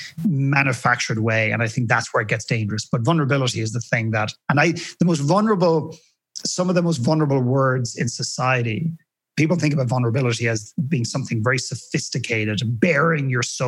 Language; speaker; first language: English; native; English